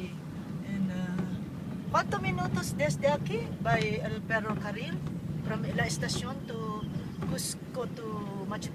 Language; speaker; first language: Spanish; non-native, learner; Filipino